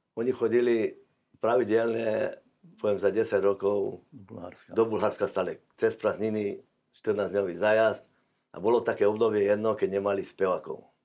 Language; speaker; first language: Slovak; non-native, local second language; Rusyn